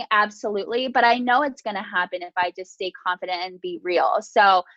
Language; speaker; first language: English; early bilingual, other home language; Japanese